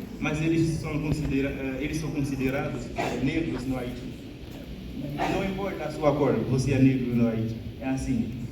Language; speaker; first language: Portuguese; non-native, fluent; Haitian Creole